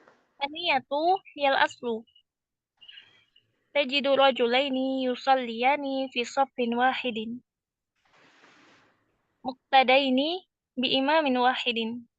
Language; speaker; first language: Arabic; non-native, learner; Indonesian